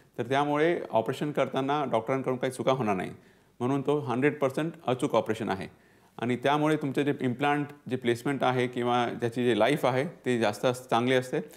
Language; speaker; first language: Marathi; non-native, local second language; Punjabi